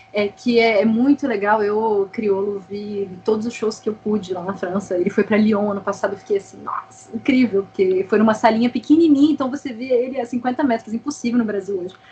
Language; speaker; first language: Portuguese; native; Portuguese